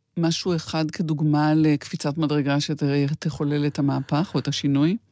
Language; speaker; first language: Hebrew; native; Hebrew